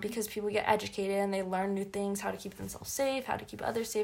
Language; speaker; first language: English; native; English